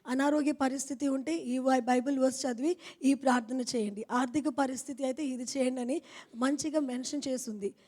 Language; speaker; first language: Telugu; non-native, fluent; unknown